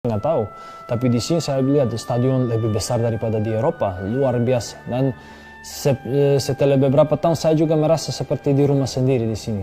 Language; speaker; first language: Indonesian; non-native, fluent; Serbian